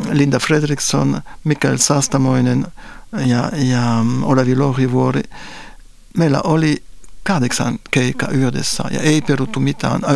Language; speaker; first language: Finnish; non-native, fluent; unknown